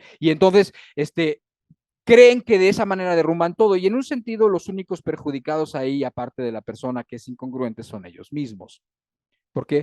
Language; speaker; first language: Spanish; native; Spanish